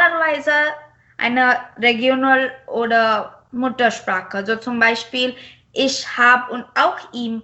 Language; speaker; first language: German; non-native, fluent; Marathi